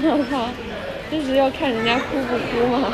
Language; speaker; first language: Chinese; native; Chinese